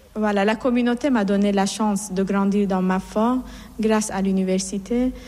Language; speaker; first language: French; non-native, fluent; Assyrian Neo-Aramaic